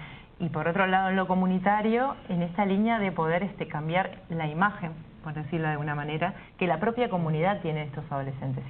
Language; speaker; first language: Spanish; native; Spanish